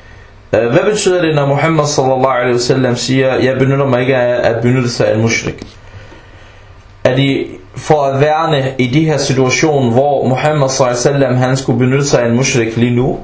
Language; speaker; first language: Danish; early bilingual, other home language; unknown